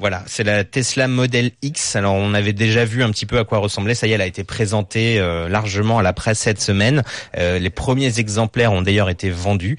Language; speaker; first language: French; native; French